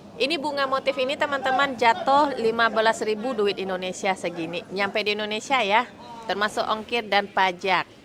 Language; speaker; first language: Indonesian; native; Indonesian